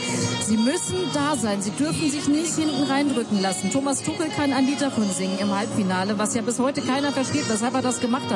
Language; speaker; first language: German; native; German